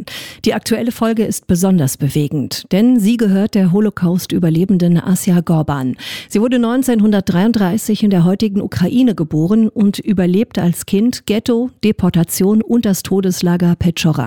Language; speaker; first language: German; native; German